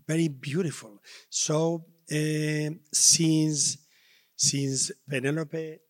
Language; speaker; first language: English; non-native, learner; Spanish